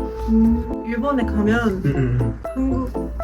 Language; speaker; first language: Korean; non-native, fluent; Japanese